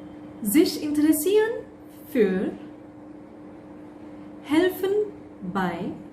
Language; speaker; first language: German; non-native, fluent; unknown